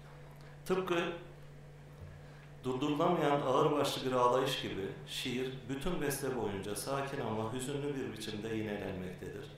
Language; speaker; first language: Turkish; native; Turkish